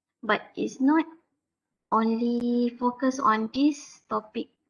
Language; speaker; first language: English; non-native, local second language; Malay